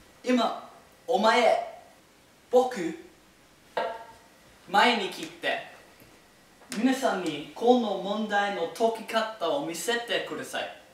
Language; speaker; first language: Japanese; non-native, learner; English